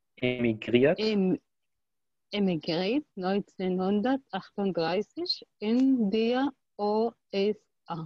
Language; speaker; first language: German; non-native, learner; Arabic